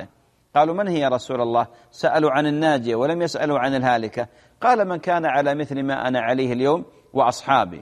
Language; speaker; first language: Arabic; native; Arabic